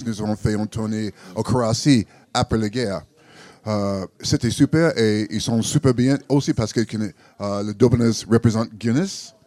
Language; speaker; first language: French; non-native, learner; English